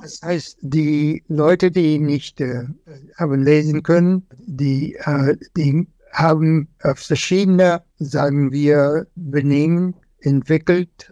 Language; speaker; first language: German; non-native, fluent; English